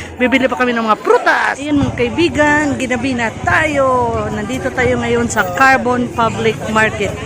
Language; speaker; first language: Filipino; non-native, local second language; Cebuano